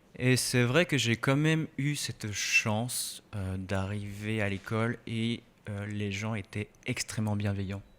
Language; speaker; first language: French; early bilingual, other home language; Korean